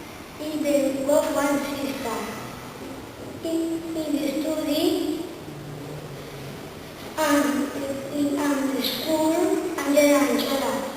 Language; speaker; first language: English; non-native, learner; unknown